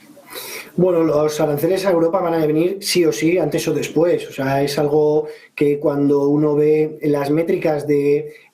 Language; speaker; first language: Spanish; native; Spanish